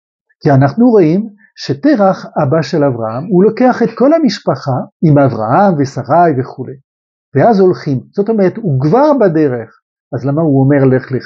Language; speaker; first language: Hebrew; non-native, fluent; French